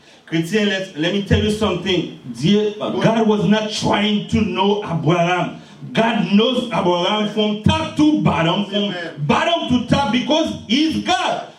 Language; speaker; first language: English; non-native, fluent; Haitian Creole